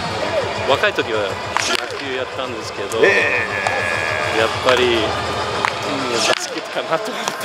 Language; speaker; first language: Japanese; non-native, fluent; English